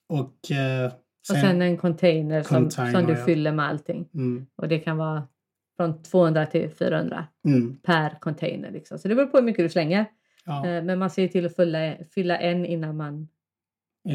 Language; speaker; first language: Swedish; native; Swedish